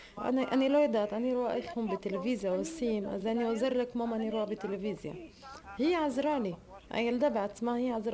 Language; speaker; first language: Hebrew; non-native, learner; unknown